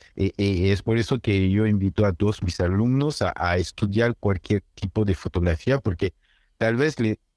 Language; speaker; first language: Spanish; non-native, fluent; French